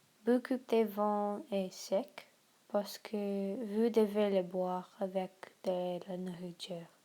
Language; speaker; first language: French; non-native, learner; English